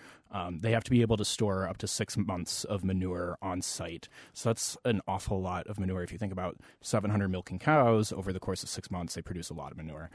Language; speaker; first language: English; native; English